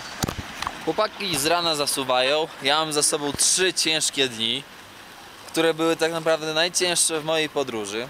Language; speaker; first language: Polish; native; Polish